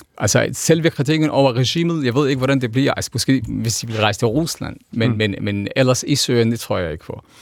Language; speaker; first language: Danish; non-native, fluent; Kurdish